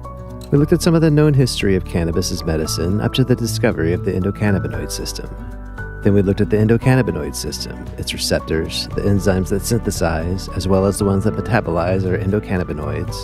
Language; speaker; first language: English; native; English